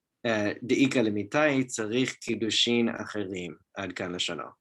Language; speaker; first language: Hebrew; non-native, fluent; English